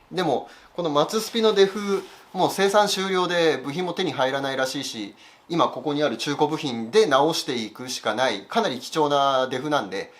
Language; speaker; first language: Japanese; native; Japanese